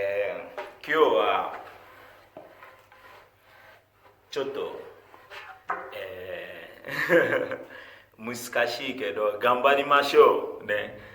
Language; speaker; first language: Japanese; non-native, fluent; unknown